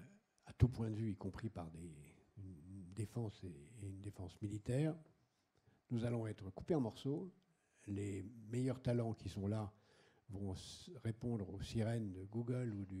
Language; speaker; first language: French; native; French